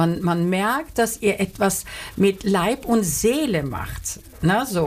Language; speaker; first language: German; early bilingual, other home language; Turkish